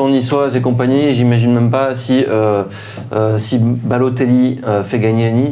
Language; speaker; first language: French; native; French